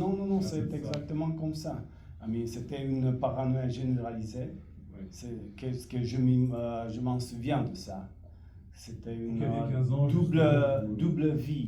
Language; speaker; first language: French; non-native, fluent; Romanian